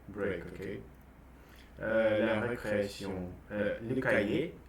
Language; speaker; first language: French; non-native, learner; Russian